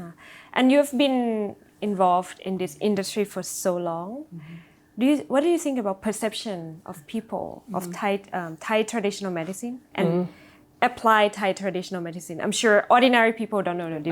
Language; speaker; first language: English; non-native, fluent; Thai